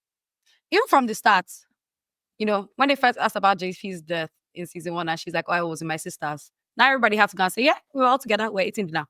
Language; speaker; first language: English; native; English